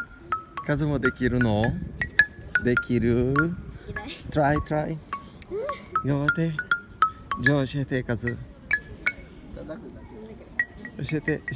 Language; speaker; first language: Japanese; non-native, learner; Portuguese